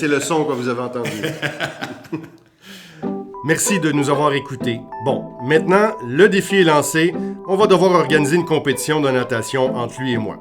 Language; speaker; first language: French; native; French